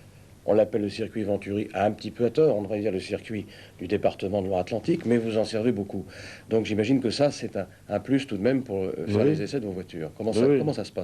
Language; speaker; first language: French; native; French